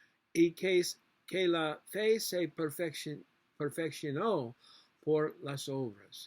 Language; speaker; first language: Spanish; non-native, learner; English